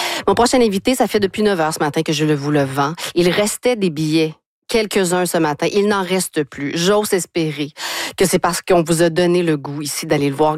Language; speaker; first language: French; native; French